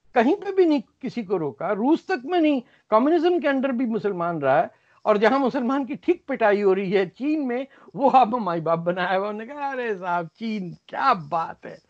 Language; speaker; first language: Urdu; native; Urdu